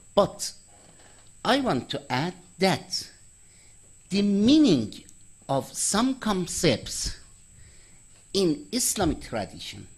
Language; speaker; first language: English; non-native, fluent; Persian